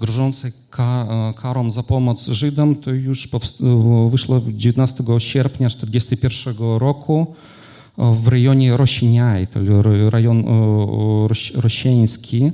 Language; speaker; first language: Polish; non-native, fluent; Ukrainian